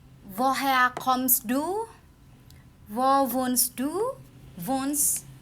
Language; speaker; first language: German; non-native, learner; Indonesian